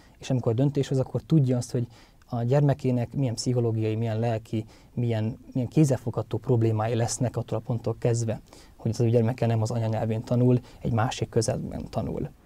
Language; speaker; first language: Hungarian; native; Hungarian